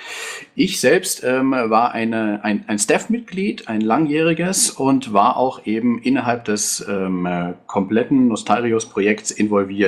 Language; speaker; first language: German; native; German